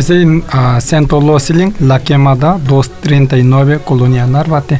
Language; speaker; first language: Spanish; non-native, learner; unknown